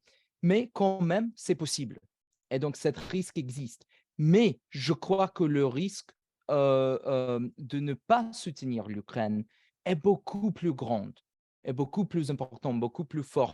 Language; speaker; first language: French; non-native, fluent; English